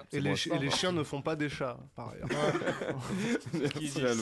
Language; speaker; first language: French; native; French